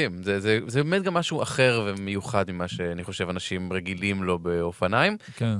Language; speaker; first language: Hebrew; native; Hebrew